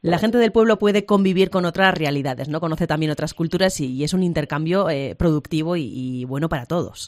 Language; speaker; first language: Spanish; native; Spanish